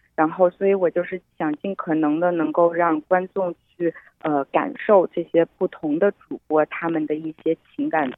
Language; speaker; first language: Chinese; native; Chinese